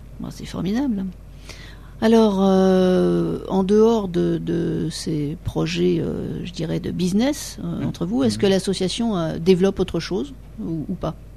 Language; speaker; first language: French; native; French